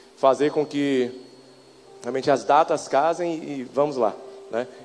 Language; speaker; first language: Portuguese; native; Portuguese